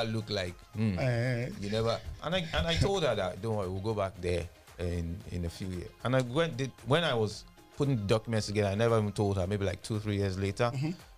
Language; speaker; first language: English; non-native, local second language; Yoruba